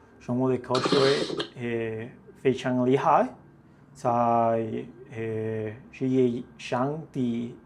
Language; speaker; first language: Chinese; non-native, learner; Spanish